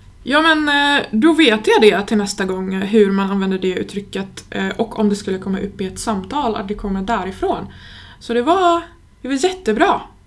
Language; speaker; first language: Swedish; non-native, fluent; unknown